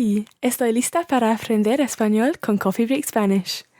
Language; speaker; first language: Spanish; non-native, learner; English